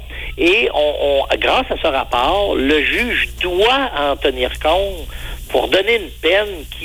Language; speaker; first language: French; native; French